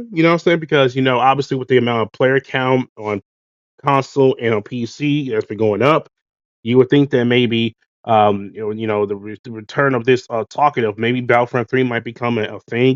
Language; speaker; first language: English; native; English